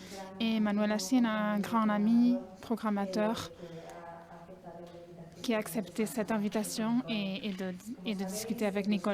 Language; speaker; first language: French; non-native, fluent; Spanish